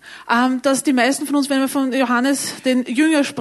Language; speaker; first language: German; native; German